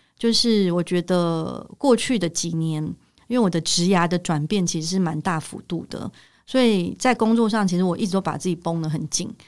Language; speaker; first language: Chinese; native; Chinese